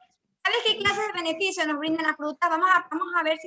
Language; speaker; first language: Spanish; native; Spanish